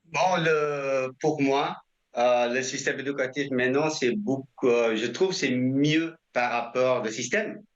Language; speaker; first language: French; non-native, fluent; Indonesian